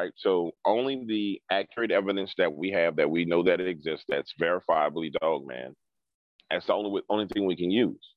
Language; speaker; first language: English; native; English